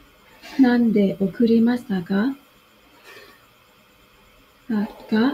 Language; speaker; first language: Japanese; non-native, fluent; Vietnamese